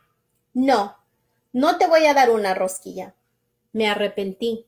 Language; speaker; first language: Spanish; early bilingual, heritage; English